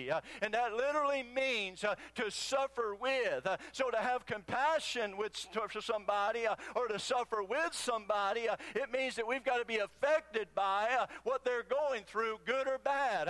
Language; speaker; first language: English; native; English